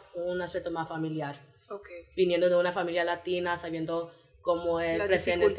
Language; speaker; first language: Spanish; early bilingual, heritage; Spanish